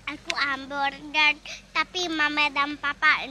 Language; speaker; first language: Indonesian; early bilingual, heritage; Indonesian